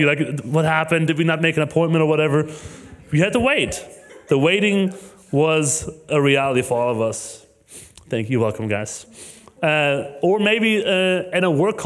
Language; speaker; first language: English; non-native, fluent; German